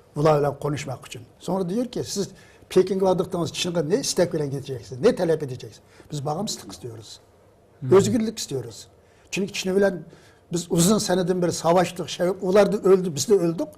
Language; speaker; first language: Turkish; non-native, fluent; Uyghur